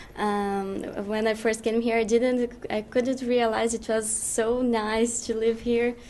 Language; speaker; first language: English; non-native, fluent; Portuguese